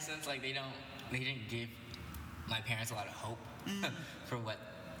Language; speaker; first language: English; native; English